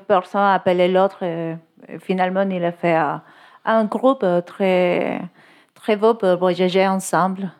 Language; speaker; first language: French; non-native, learner; Spanish